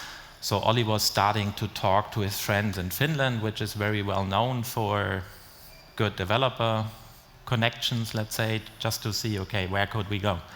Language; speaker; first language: English; non-native, fluent; German